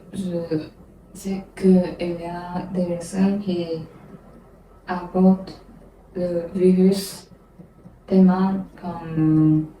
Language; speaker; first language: French; non-native, learner; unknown